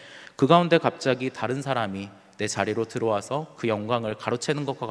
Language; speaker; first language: Korean; native; Korean